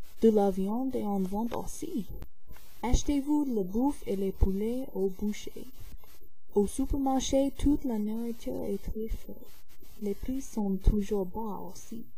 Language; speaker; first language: French; non-native, learner; English